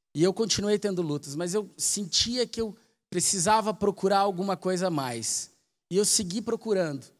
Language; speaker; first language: Portuguese; native; Portuguese